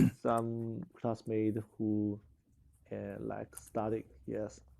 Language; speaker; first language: English; non-native, learner; Chinese